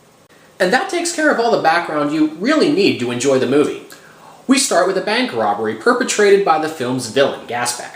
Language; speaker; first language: English; native; English